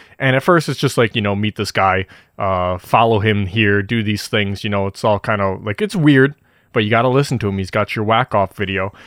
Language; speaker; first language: English; native; English